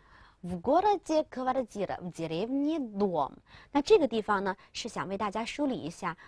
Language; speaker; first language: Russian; non-native, fluent; Chinese